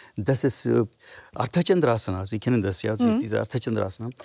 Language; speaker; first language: German; non-native, fluent; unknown